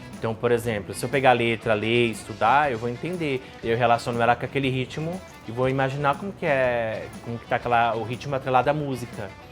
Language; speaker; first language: Portuguese; non-native, local second language; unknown